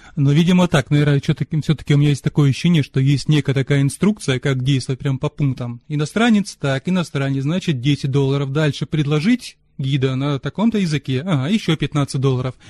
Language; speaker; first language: Russian; native; Russian